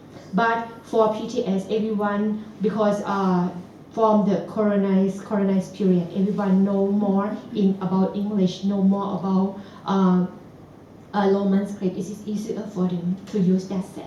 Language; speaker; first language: English; non-native, fluent; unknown